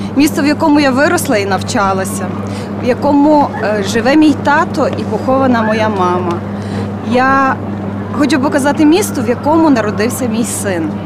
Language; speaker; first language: Ukrainian; native; Ukrainian